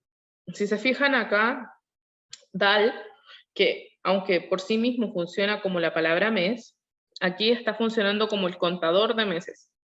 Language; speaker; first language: Spanish; non-native, learner; Korean